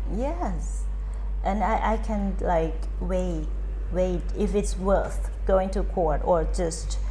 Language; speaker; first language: English; non-native, fluent; Thai